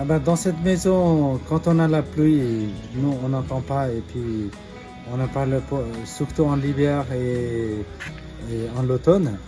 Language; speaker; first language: French; non-native, fluent; Nepali